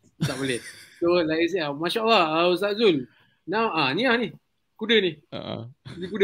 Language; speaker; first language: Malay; native; Malay